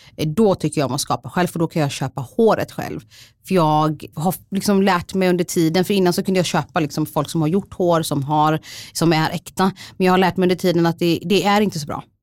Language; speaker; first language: Swedish; early bilingual, other home language; Somali